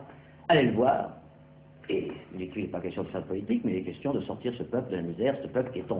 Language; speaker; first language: French; native; French